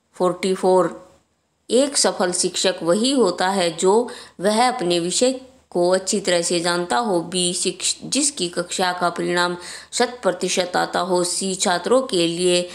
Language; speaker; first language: Hindi; native; Hindi